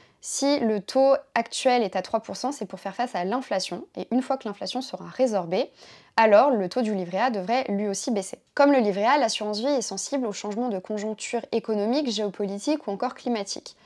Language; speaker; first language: French; native; French